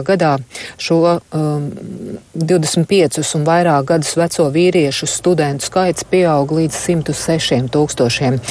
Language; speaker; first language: Latvian; native; Latvian